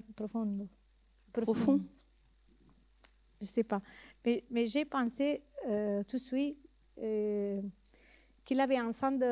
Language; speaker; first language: French; non-native, learner; Italian